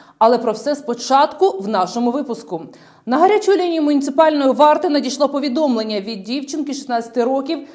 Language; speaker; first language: Ukrainian; native; Ukrainian